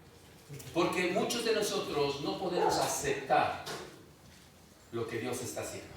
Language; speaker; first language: Spanish; native; Spanish